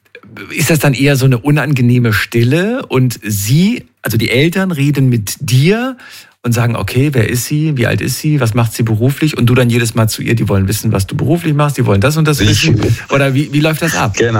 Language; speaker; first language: German; native; German